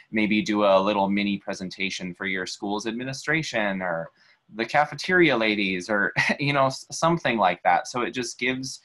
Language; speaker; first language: English; native; English